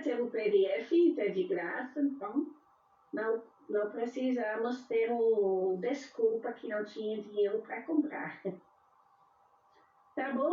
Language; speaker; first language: Portuguese; non-native, fluent; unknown